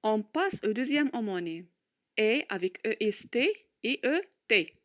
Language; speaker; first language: French; non-native, local second language; Arabic